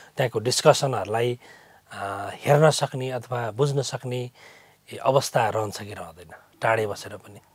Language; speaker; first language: Nepali; native; Nepali